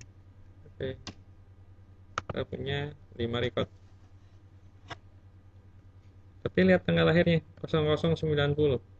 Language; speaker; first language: Indonesian; native; Indonesian